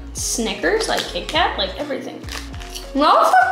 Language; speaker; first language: English; native; English